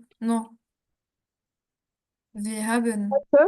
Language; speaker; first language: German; non-native, learner; French